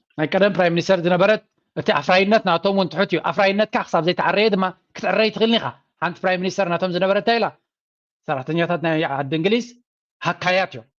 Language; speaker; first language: Tigrinya; native; Tigrinya